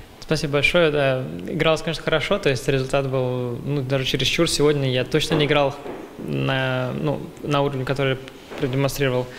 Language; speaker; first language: Russian; early bilingual, heritage; Russian